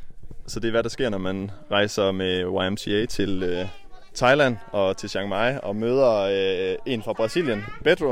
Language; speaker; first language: Danish; native; Danish